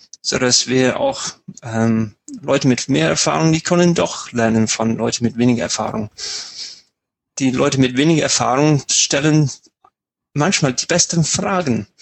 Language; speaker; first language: German; non-native, fluent; English